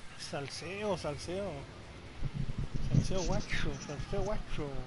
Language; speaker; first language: Spanish; early bilingual, heritage; Spanish